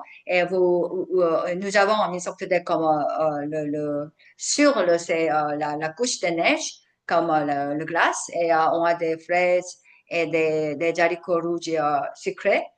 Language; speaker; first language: French; non-native, fluent; Korean